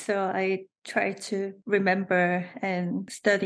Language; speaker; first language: English; non-native, fluent; Korean